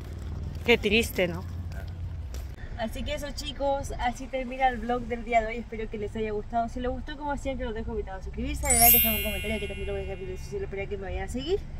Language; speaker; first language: Spanish; native; Spanish